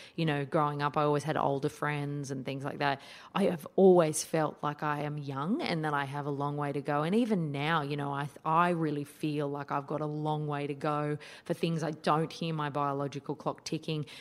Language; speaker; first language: English; native; English